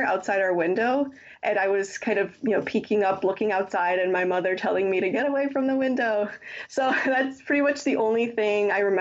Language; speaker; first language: English; native; English